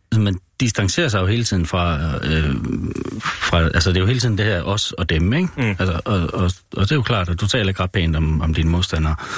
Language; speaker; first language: Danish; native; Danish